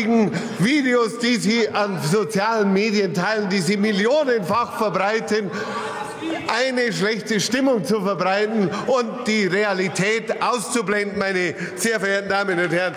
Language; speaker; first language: German; native; German